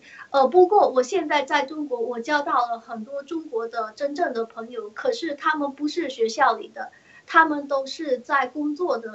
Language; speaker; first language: Chinese; early bilingual, heritage; Chinese